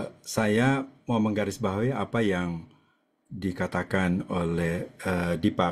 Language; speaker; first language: Indonesian; native; Indonesian